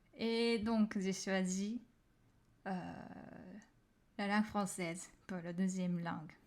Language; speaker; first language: French; non-native, fluent; Japanese